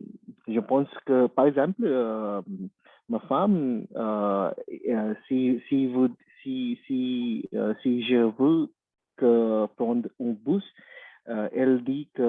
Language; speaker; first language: French; non-native, learner; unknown